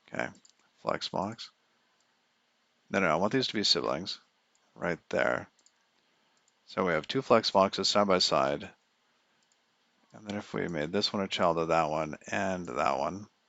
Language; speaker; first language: English; native; English